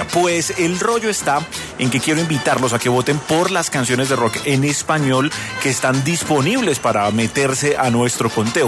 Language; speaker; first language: Spanish; native; Spanish